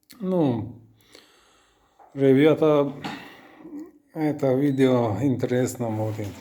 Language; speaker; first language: Russian; non-native, learner; Uzbek